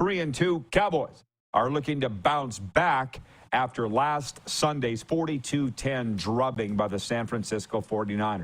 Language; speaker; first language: English; native; English